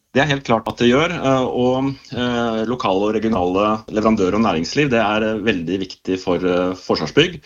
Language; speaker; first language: Norwegian; native; Norwegian